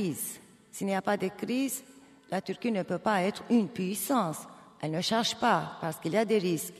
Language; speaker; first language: French; non-native, fluent; Turkish